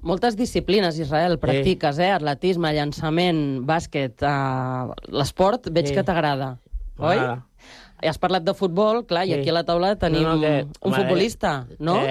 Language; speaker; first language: Catalan; native; Catalan